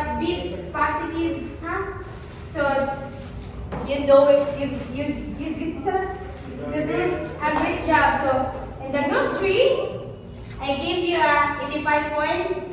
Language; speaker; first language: English; non-native, local second language; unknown